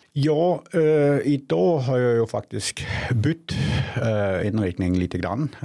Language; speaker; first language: Swedish; non-native, fluent; Danish